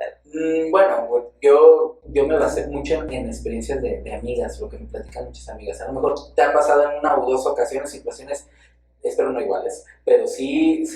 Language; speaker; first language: Spanish; native; Spanish